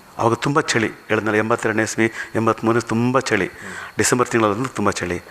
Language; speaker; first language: Kannada; non-native, local second language; Tamil